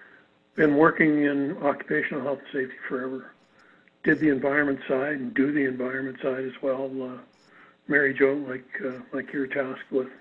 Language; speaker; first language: English; native; English